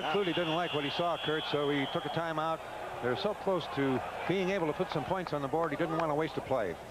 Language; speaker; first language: English; native; English